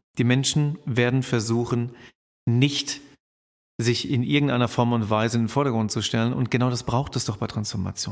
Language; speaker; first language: German; native; German